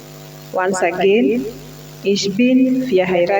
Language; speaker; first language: German; non-native, learner; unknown